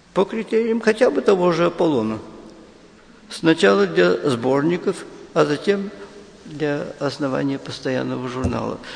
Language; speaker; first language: Russian; early bilingual, heritage; Russian